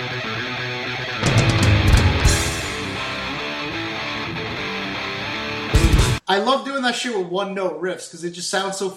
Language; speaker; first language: English; native; English